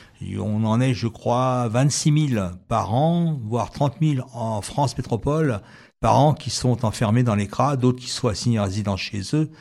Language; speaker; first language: French; native; French